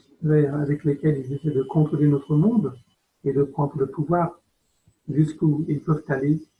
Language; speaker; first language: French; native; French